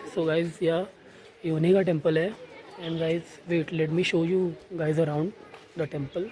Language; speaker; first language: English; non-native, local second language; Hindi